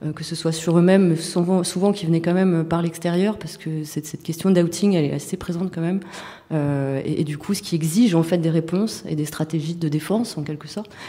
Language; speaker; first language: French; native; French